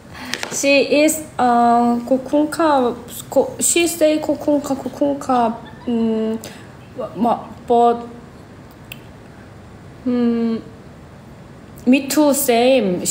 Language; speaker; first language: English; non-native, learner; Korean